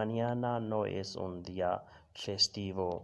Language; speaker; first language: Spanish; non-native, fluent; Urdu